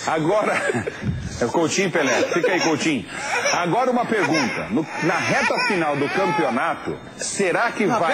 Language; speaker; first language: Portuguese; native; Portuguese